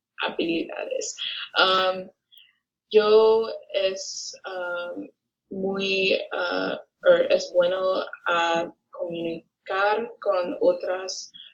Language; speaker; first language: Spanish; non-native, learner; English